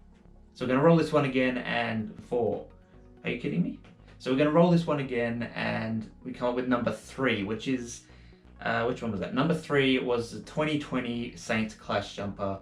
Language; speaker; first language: English; native; English